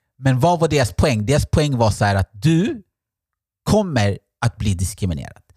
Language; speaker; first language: Swedish; early bilingual, other home language; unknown